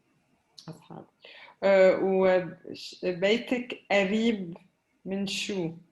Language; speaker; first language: Arabic; native; Arabic